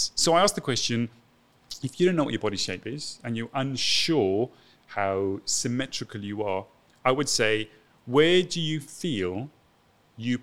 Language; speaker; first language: English; native; English